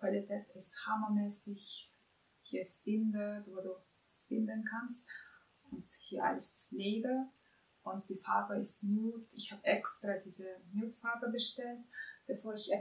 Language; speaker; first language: German; non-native, fluent; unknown